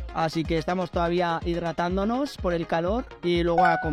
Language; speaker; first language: Spanish; native; Spanish